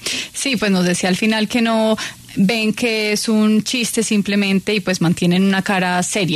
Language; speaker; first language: Spanish; native; Spanish